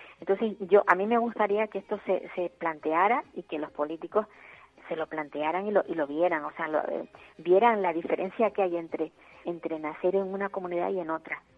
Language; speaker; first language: Spanish; native; Spanish